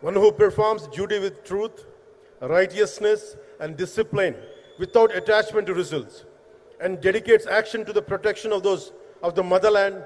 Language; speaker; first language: English; non-native, local second language; Telugu